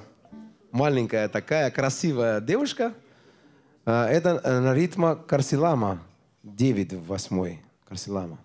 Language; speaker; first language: Russian; non-native, learner; Greek